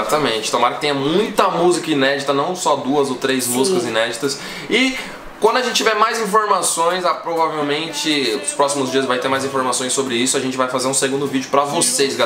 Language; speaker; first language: Portuguese; native; Portuguese